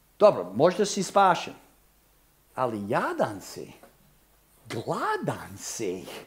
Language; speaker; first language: Croatian; early bilingual, heritage; Croatian